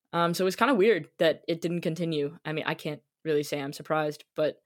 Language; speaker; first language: English; native; English